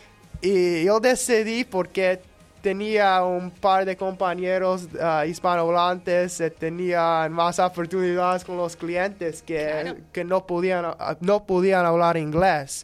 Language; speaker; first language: Spanish; non-native, learner; English